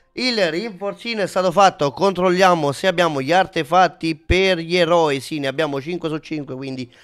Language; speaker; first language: Italian; native; Italian